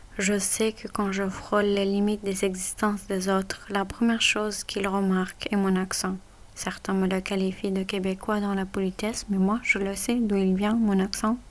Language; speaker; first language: French; non-native, fluent; Punjabi